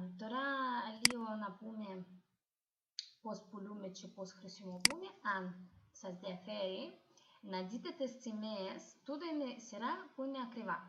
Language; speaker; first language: Greek; non-native, fluent; Russian